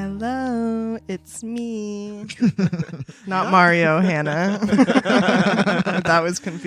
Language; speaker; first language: English; native; English